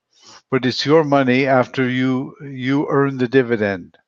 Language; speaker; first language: English; non-native, fluent; Spanish